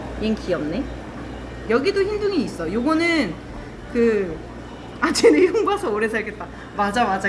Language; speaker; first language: Korean; native; Korean